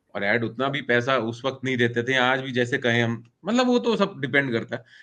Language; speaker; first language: Hindi; native; Hindi